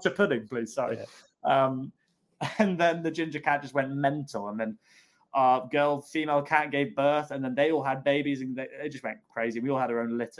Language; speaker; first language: English; native; English